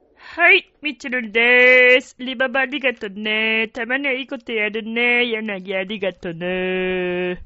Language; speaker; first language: Japanese; non-native, fluent; Italian